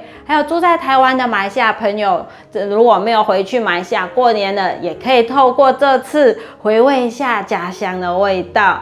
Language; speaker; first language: Chinese; native; Chinese